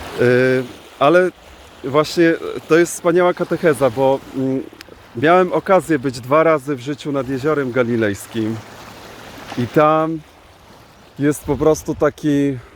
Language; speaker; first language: Polish; native; Polish